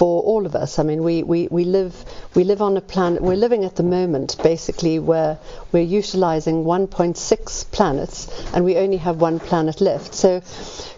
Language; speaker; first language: English; native; English